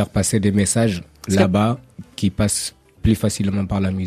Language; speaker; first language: French; non-native, local second language; Tamasheq